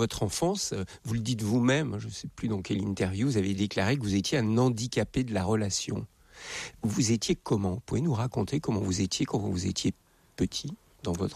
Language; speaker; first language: French; native; French